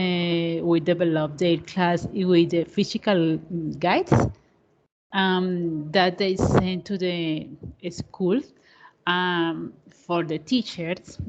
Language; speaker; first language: English; non-native, learner; Spanish